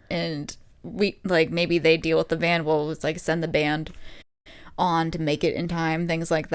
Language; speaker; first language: English; native; English